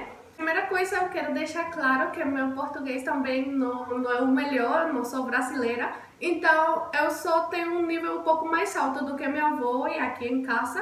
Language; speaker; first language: Portuguese; non-native, learner; Spanish